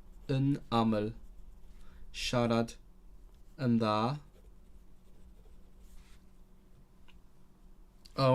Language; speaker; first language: Welsh; non-native, learner; Cantonese